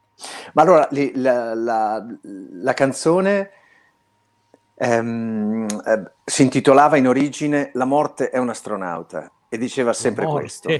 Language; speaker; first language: Italian; native; Italian